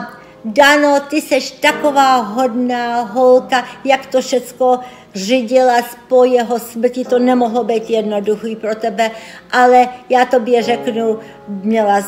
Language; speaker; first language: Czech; early bilingual, heritage; Czech